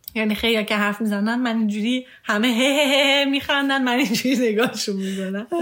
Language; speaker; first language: Persian; early bilingual, heritage; Persian